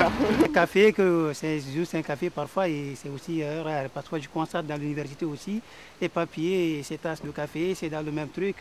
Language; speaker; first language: French; native; French